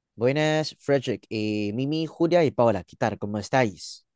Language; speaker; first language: Spanish; non-native, fluent; Chinese